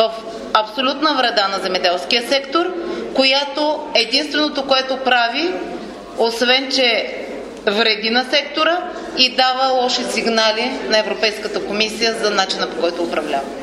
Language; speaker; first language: Bulgarian; native; Bulgarian